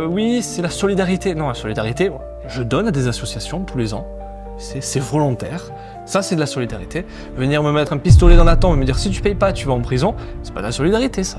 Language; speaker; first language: French; native; French